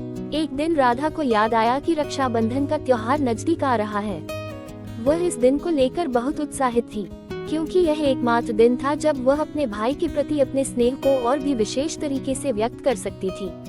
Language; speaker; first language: Hindi; native; Hindi